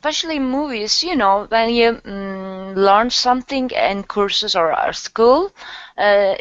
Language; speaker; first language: English; non-native, learner; Turkish